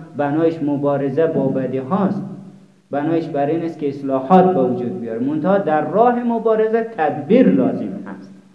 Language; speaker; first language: Persian; native; Persian